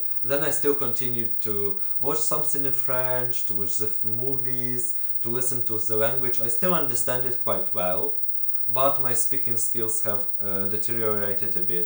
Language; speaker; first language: English; non-native, fluent; Ukrainian